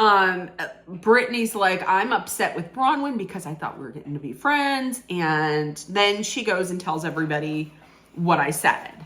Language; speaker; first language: English; native; English